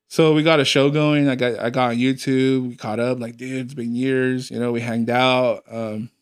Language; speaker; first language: English; native; English